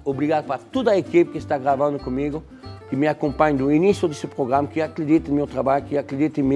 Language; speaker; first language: Portuguese; non-native, fluent; French